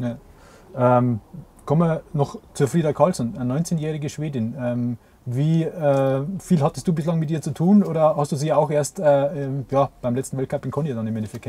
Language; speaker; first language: German; native; German